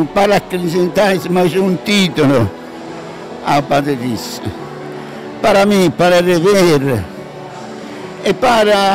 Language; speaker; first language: Portuguese; non-native, fluent; Italian